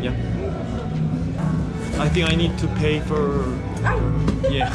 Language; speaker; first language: English; non-native, learner; Korean